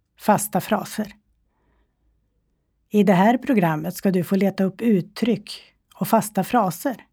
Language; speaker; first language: Swedish; native; Swedish